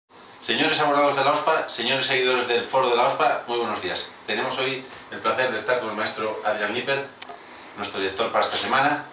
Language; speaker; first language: Spanish; native; Spanish